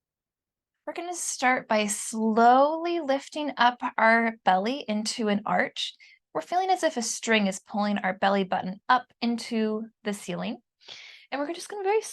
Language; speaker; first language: English; native; English